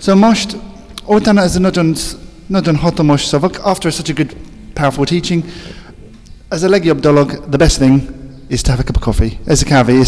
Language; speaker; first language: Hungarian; non-native, learner; English